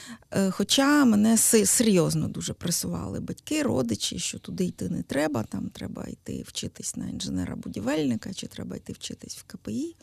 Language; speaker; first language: Ukrainian; native; Ukrainian